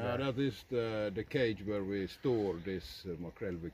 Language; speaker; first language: English; non-native, learner; Norwegian